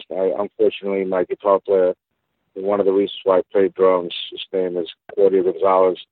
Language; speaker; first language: English; early bilingual, other home language; Spanish